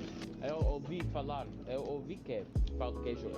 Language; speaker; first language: Portuguese; non-native, learner; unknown